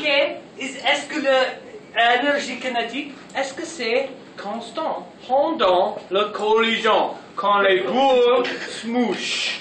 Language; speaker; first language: French; non-native, local second language; English